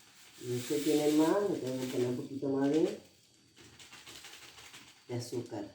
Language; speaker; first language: Spanish; native; Spanish